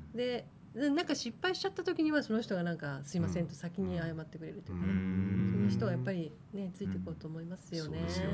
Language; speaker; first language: Japanese; native; Japanese